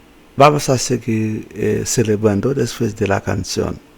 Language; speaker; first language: Spanish; non-native, fluent; Haitian Creole